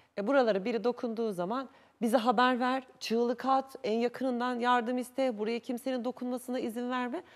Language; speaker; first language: Turkish; native; Turkish